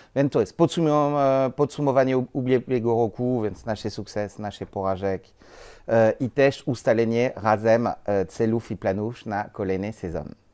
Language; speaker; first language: Polish; non-native, learner; French